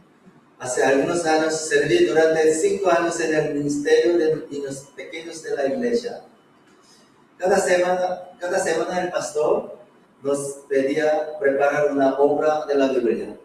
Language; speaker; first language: Spanish; non-native, fluent; Korean